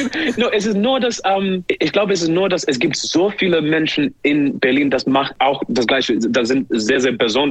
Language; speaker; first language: German; non-native, learner; English